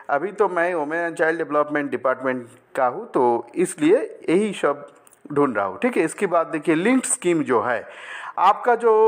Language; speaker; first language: Hindi; non-native, local second language; Bangla